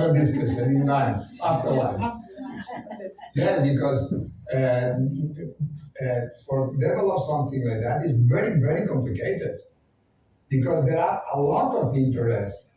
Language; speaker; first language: English; non-native, fluent; Spanish